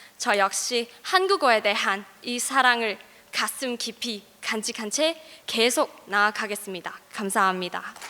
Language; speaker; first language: Korean; non-native, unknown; Cantonese